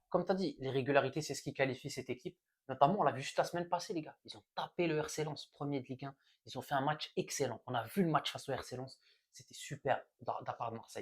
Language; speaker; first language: French; native; French